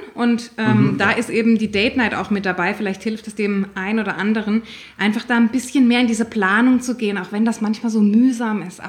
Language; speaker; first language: German; native; German